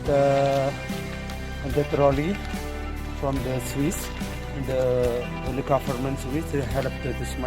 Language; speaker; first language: English; non-native, learner; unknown